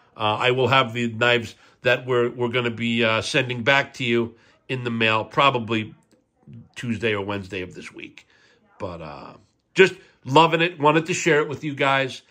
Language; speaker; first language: English; native; English